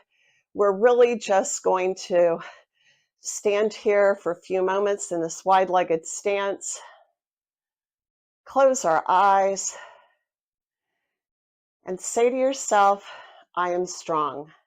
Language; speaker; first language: English; native; English